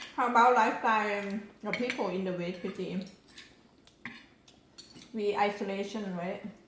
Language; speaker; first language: English; non-native, learner; Thai